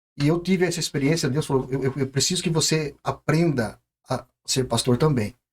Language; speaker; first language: Portuguese; native; Portuguese